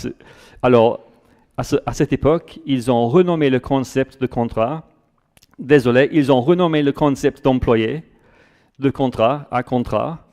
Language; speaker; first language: French; non-native, fluent; English